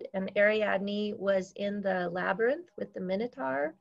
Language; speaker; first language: English; native; English